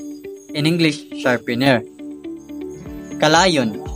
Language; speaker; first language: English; non-native, local second language; Cebuano